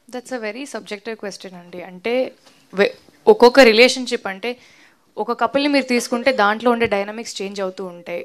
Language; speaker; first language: Telugu; native; Telugu